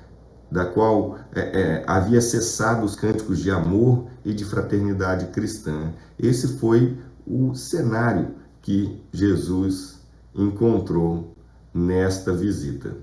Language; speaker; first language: Portuguese; native; Portuguese